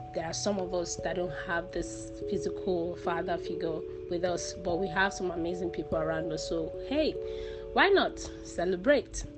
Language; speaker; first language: English; non-native, local second language; Yoruba